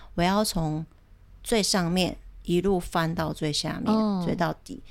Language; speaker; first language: Chinese; native; Chinese